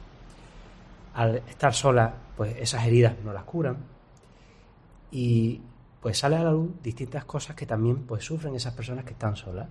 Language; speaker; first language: Spanish; native; Spanish